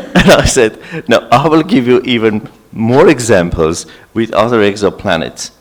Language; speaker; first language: English; non-native, fluent; Armenian